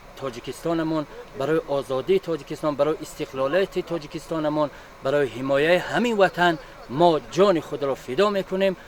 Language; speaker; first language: Tajik; non-native, local second language; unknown